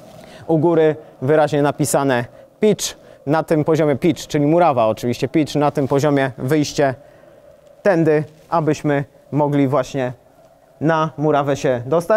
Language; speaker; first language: Polish; native; Polish